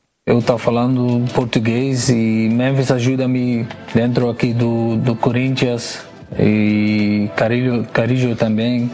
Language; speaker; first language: Portuguese; non-native, learner; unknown